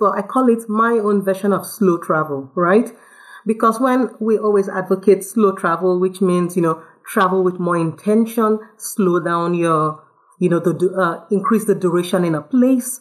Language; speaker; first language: English; non-native, local second language; Yoruba